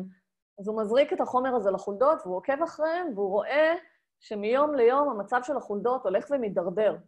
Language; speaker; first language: Hebrew; native; Hebrew